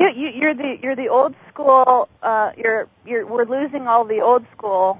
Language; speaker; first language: English; native; English